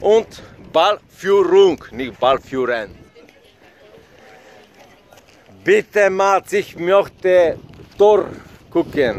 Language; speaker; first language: German; non-native, learner; Bulgarian